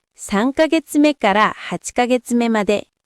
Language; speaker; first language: Japanese; non-native, fluent; Korean